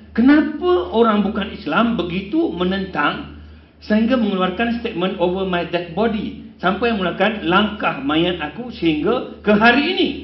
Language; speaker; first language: Malay; non-native, local second language; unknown